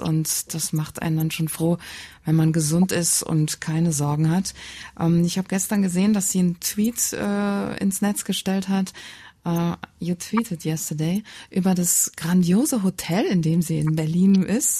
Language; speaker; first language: German; native; German